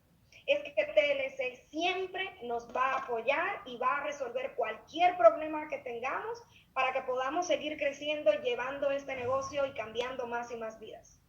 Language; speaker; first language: Spanish; native; Spanish